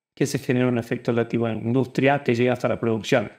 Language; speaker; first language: Spanish; native; Spanish